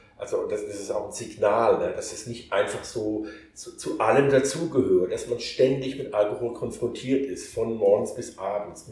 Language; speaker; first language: German; native; German